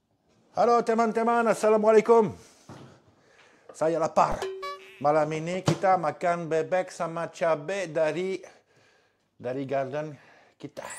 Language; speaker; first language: Indonesian; non-native, learner; French